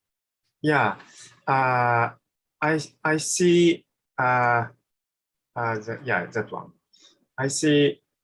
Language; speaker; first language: English; non-native, fluent; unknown